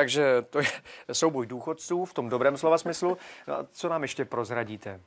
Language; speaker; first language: Czech; native; Czech